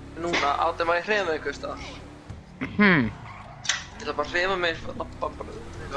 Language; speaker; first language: Icelandic; early bilingual, heritage; Icelandic